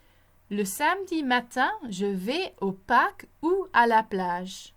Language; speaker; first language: French; non-native, fluent; English